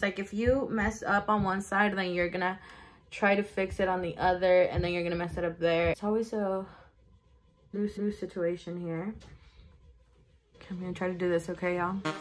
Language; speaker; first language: English; early bilingual, other home language; Spanish